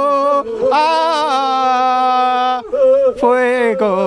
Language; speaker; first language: Spanish; non-native, learner; Hindi